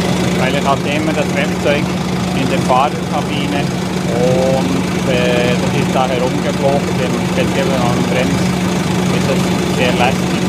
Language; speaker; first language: German; native; German